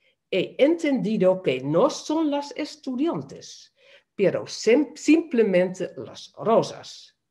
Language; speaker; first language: Spanish; non-native, fluent; Dutch